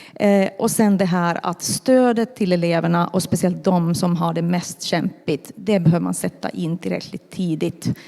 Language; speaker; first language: Swedish; non-native, local second language; Finnish